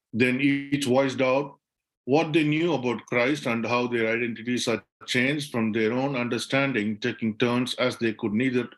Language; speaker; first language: English; non-native, local second language; Tamil